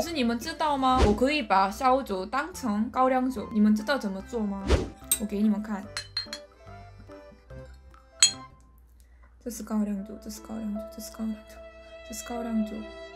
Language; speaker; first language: Chinese; non-native, fluent; Korean